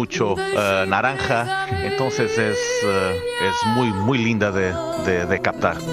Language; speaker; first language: Spanish; non-native, fluent; Portuguese